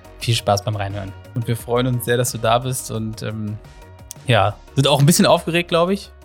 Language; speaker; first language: German; native; German